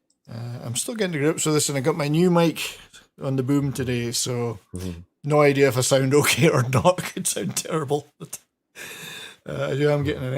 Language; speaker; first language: English; native; English